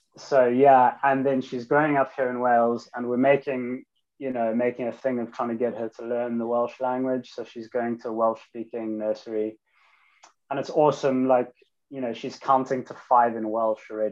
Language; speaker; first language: English; native; English